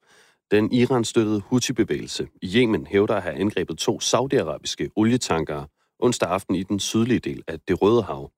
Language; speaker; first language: Danish; native; Danish